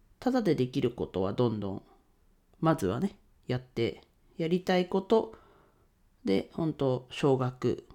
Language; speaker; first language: Japanese; native; Japanese